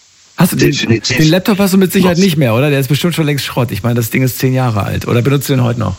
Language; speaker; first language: German; native; German